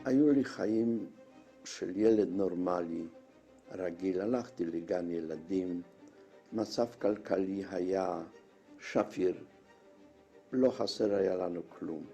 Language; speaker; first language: Hebrew; non-native, fluent; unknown